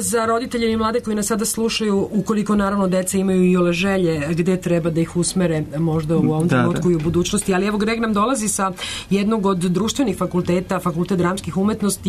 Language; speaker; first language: Serbian; native; Serbian